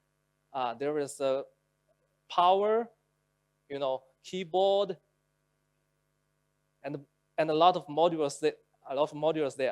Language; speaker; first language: English; non-native, local second language; Chinese